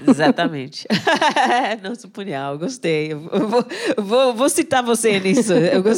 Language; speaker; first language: Portuguese; non-native, fluent; English